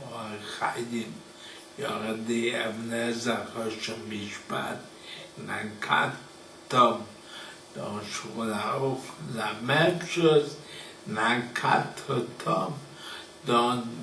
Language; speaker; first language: French; non-native, fluent; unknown